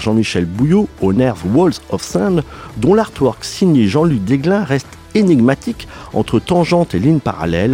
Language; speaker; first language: French; native; French